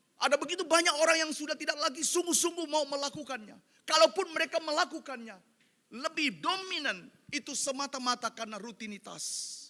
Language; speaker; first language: Indonesian; non-native, local second language; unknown